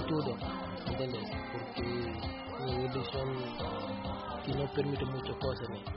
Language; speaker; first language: Spanish; non-native, learner; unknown